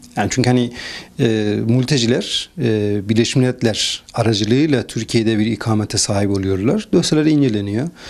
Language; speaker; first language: Turkish; non-native, fluent; Persian